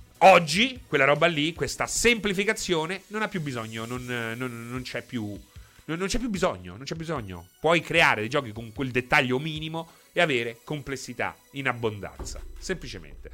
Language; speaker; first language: Italian; native; Italian